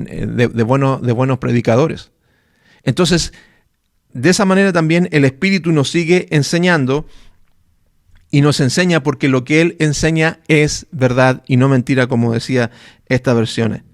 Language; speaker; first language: Spanish; native; Spanish